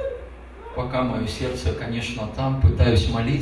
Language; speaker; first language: Russian; native; Russian